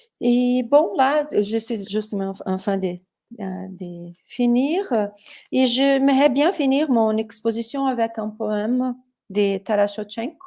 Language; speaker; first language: French; non-native, fluent; Portuguese